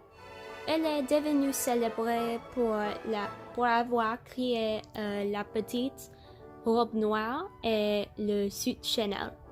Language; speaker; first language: French; non-native, learner; English